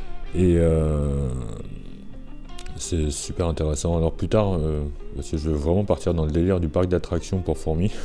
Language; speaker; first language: French; native; French